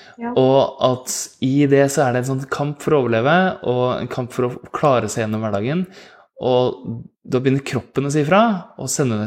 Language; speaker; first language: Norwegian; native; Norwegian